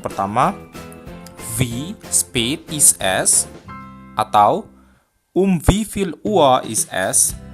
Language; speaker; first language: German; non-native, fluent; Indonesian